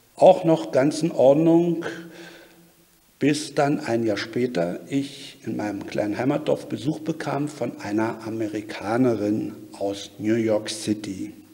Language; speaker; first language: German; native; German